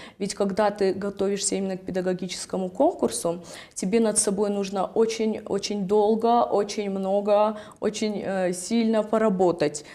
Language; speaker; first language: Russian; non-native, local second language; Ossetic